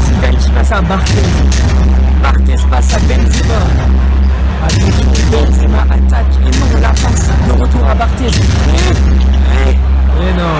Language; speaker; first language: French; native; French